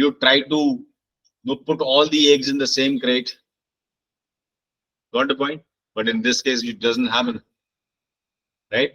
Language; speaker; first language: English; non-native, local second language; Hindi